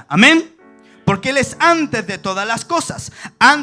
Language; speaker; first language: Spanish; native; Spanish